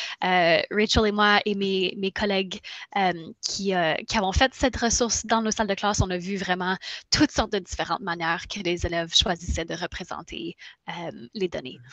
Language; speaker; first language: French; native; French